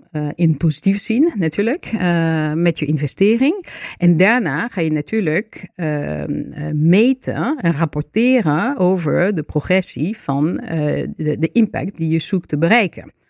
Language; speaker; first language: Dutch; non-native, fluent; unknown